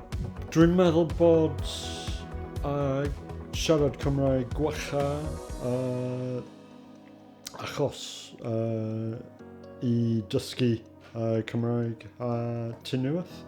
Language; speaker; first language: Welsh; non-native, learner; English